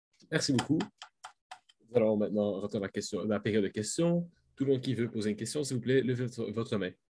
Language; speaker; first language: French; native; French